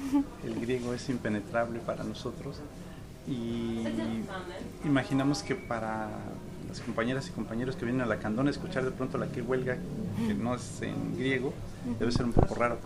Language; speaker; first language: Spanish; native; Spanish